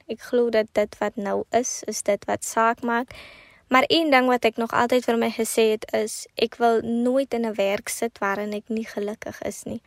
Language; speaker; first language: Afrikaans; native; Afrikaans